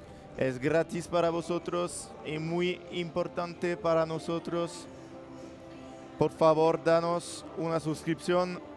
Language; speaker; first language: Spanish; non-native, learner; French